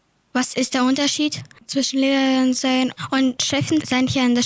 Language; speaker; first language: German; early bilingual, other home language; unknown